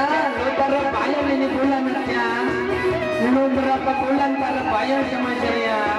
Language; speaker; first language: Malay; non-native, local second language; Tausug